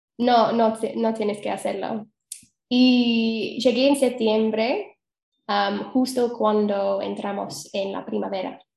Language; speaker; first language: Spanish; non-native, fluent; English